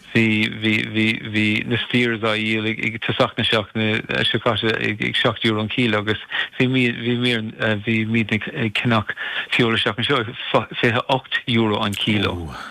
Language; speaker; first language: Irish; non-native, local second language; English